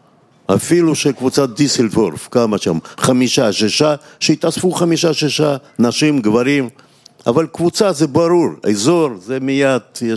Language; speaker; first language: Hebrew; non-native, fluent; Russian